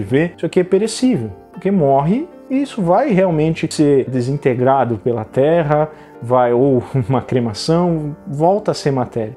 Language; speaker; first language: Portuguese; native; Portuguese